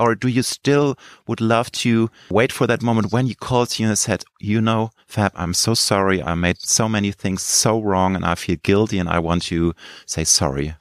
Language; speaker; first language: English; non-native, fluent; German